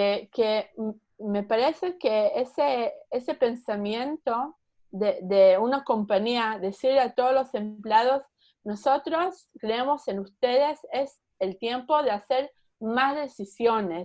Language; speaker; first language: Spanish; early bilingual, heritage; Spanish